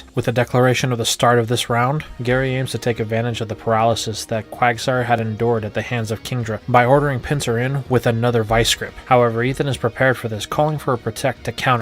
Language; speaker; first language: English; native; English